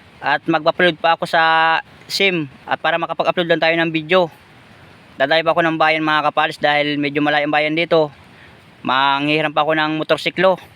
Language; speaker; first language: Filipino; native; Filipino